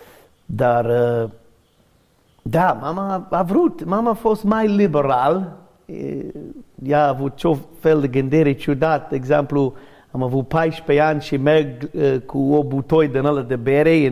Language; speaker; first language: Romanian; non-native, learner; English